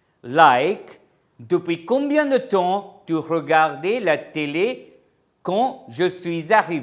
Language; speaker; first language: French; non-native, fluent; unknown